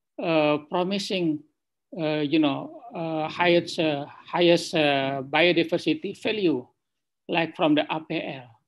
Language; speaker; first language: English; non-native, fluent; Indonesian